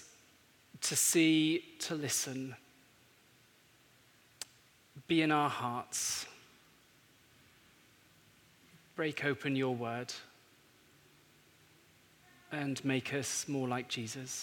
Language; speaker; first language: English; native; English